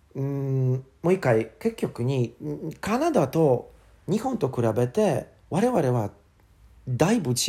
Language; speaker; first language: Japanese; non-native, learner; English